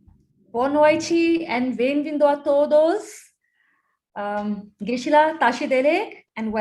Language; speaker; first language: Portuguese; non-native, fluent; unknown